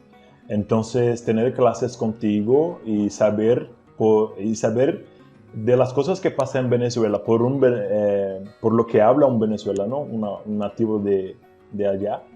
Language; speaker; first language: Spanish; non-native, fluent; Portuguese